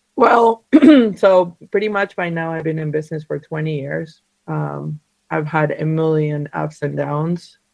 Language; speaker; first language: English; early bilingual, other home language; Spanish